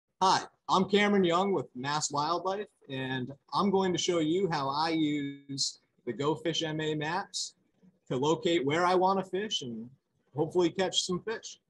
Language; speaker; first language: English; native; English